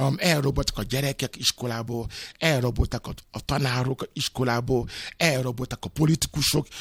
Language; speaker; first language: Hungarian; non-native, fluent; Yoruba